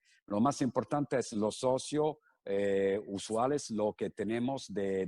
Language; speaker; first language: Spanish; non-native, fluent; Italian